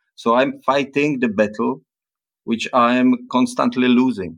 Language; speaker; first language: English; non-native, fluent; Czech